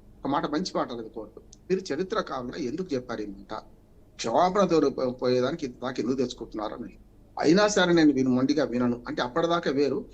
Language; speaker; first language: Telugu; native; Telugu